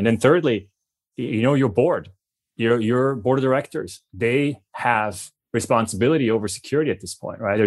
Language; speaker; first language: English; non-native, fluent; German